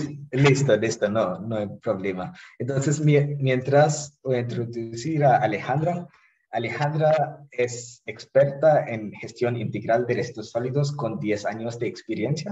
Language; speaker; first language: Spanish; non-native, fluent; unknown